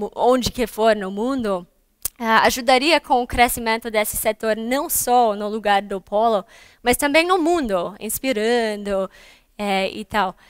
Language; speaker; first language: Portuguese; non-native, fluent; English